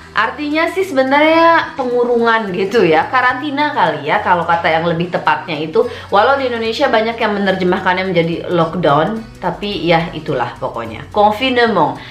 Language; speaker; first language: Indonesian; native; Indonesian